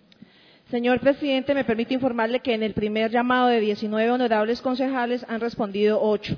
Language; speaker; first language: Spanish; native; Spanish